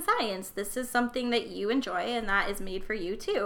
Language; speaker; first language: English; native; English